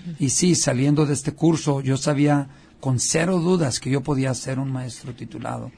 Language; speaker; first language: Spanish; early bilingual, heritage; Spanish